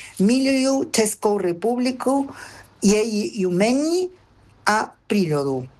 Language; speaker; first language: Czech; early bilingual, heritage; Spanish